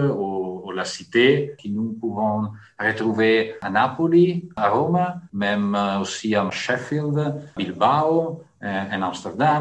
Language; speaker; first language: French; non-native, fluent; Italian